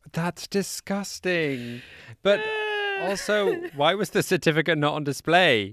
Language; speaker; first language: English; native; English